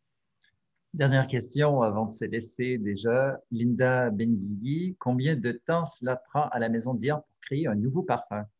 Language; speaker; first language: French; native; French